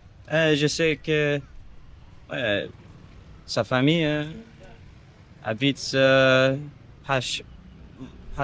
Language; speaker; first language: French; non-native, learner; English